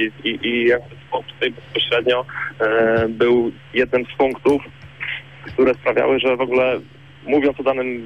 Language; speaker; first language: Polish; native; Polish